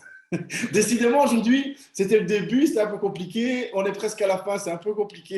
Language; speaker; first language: French; native; French